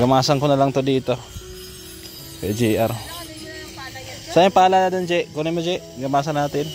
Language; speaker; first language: Filipino; non-native, local second language; Hiligaynon